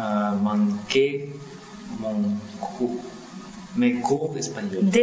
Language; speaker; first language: French; non-native, learner; Russian